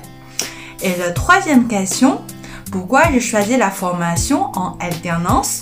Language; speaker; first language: French; non-native, fluent; Chinese